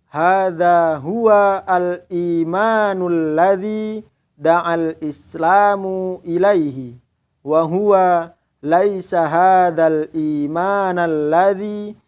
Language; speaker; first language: Arabic; non-native, fluent; Indonesian